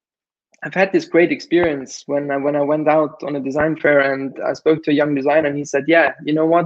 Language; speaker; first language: English; non-native, fluent; German